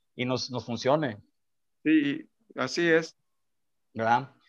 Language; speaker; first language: Spanish; native; Spanish